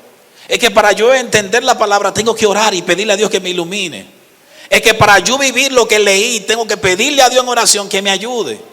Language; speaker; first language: Spanish; native; Spanish